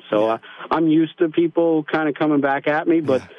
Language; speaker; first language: English; native; English